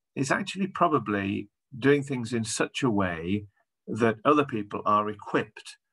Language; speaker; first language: English; native; English